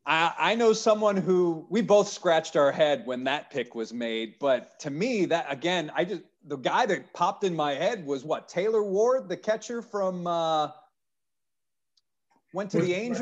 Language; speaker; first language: English; native; English